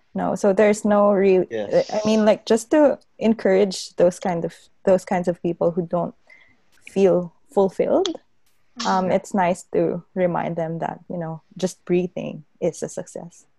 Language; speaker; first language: English; non-native, local second language; Hiligaynon